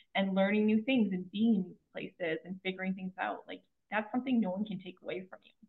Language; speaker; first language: English; native; English